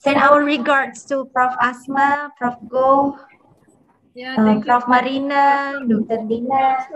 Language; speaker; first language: English; non-native, fluent; Indonesian